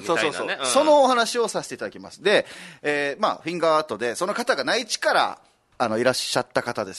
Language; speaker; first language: Japanese; native; Japanese